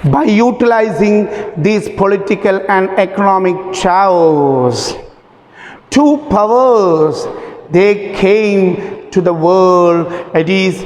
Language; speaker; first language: English; non-native, local second language; Malayalam